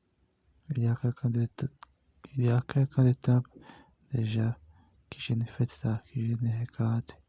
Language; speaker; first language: French; non-native, learner; Portuguese